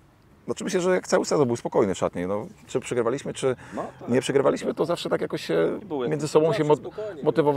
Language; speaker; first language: Polish; native; Polish